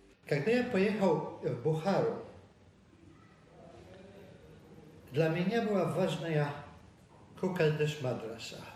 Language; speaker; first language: Russian; non-native, learner; Polish